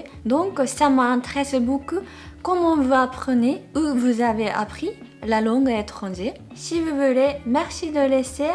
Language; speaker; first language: French; non-native, fluent; Japanese